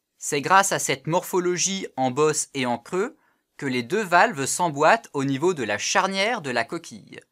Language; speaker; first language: French; native; French